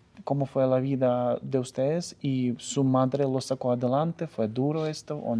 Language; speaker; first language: Spanish; non-native, fluent; Ukrainian